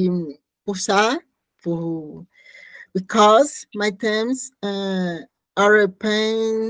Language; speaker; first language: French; non-native, learner; Portuguese